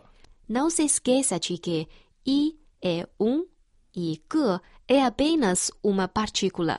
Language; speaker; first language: Portuguese; non-native, fluent; Chinese